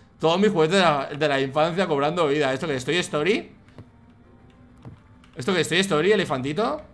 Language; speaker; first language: Spanish; native; Spanish